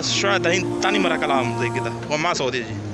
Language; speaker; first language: Arabic; non-native, learner; Urdu